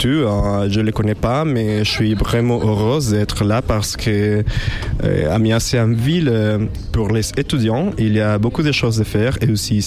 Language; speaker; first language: French; non-native, learner; Spanish